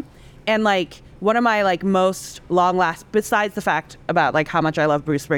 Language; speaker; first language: English; non-native, local second language; Cantonese